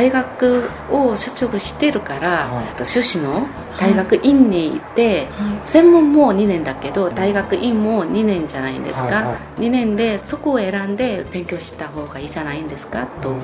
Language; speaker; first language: Japanese; non-native, fluent; Korean